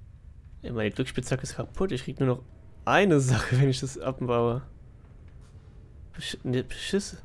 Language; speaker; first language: German; native; German